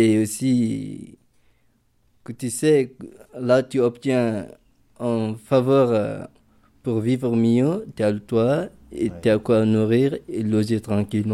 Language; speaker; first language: French; non-native, local second language; Fula